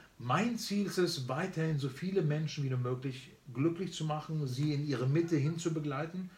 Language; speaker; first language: German; early bilingual, other home language; Spanish